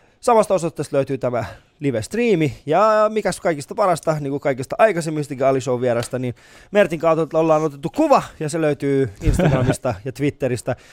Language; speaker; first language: Finnish; early bilingual, other home language; Persian